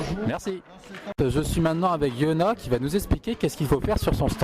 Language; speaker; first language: French; native; French